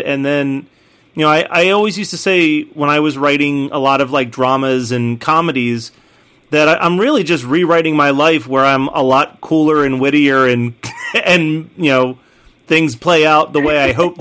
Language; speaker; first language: English; native; English